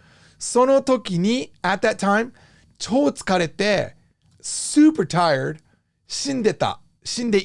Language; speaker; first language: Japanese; non-native, fluent; English